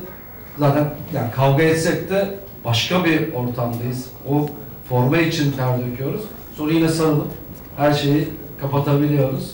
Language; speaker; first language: Turkish; native; Turkish